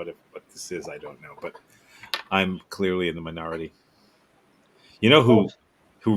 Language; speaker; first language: English; native; English